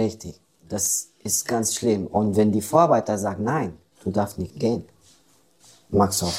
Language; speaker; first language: German; non-native, learner; Romanian